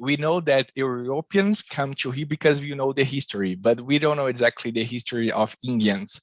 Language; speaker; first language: English; non-native, learner; Portuguese